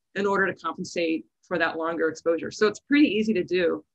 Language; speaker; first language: English; native; English